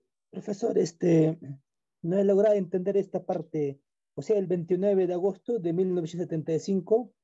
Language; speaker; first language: Spanish; native; Spanish